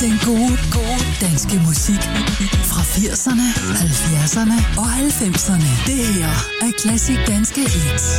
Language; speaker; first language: Danish; native; Danish